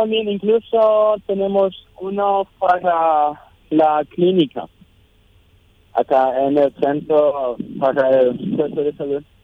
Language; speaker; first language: Spanish; non-native, local second language; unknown